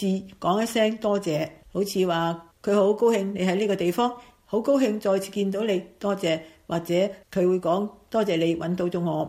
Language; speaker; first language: Chinese; non-native, local second language; Cantonese